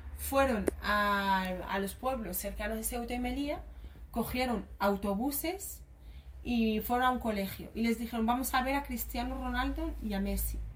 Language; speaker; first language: Spanish; early bilingual, other home language; Arabic